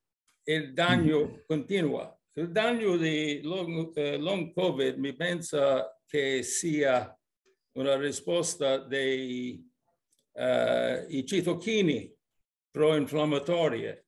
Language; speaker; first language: Italian; early bilingual, heritage; English